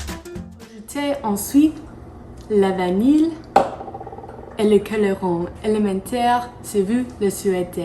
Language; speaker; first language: French; non-native, learner; English